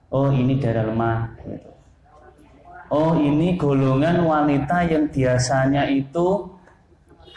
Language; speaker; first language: Indonesian; non-native, local second language; Javanese